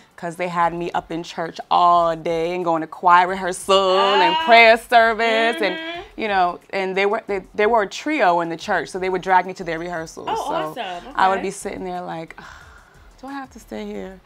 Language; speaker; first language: English; native; English